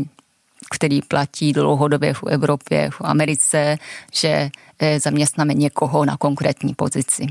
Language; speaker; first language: Czech; non-native, fluent; Japanese